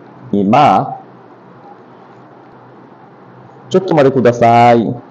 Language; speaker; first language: Japanese; non-native, learner; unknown